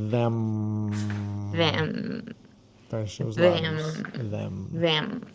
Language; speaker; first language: Portuguese; non-native, fluent; English